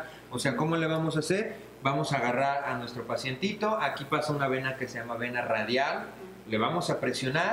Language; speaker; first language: Spanish; native; Spanish